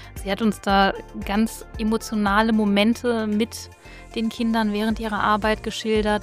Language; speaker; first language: German; native; German